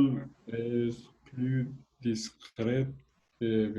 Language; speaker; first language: French; non-native, learner; Spanish